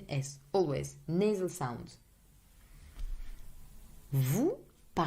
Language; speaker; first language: French; non-native, fluent; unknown